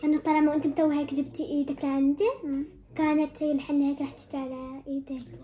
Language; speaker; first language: Arabic; native; Arabic